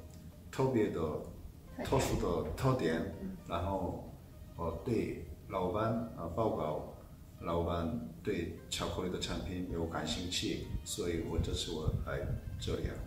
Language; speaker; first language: Chinese; non-native, fluent; Korean